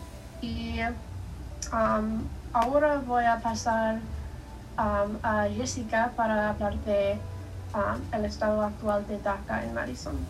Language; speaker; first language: Spanish; non-native, learner; English